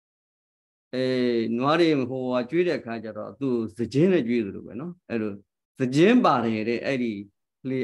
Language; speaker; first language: Burmese; native; Burmese